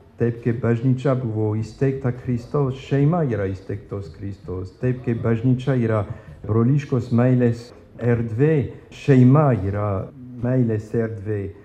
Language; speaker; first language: Lithuanian; non-native, fluent; French